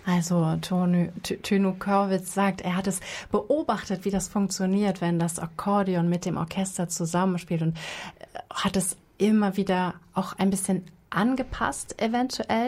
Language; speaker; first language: German; native; German